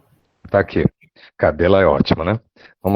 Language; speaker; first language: Portuguese; native; Portuguese